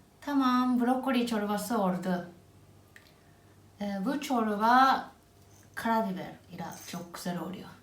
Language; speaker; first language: Turkish; non-native, fluent; Japanese